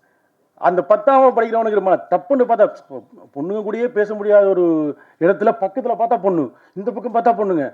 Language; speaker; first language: Tamil; native; Tamil